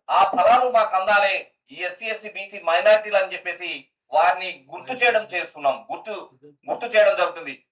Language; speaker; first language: Telugu; native; Telugu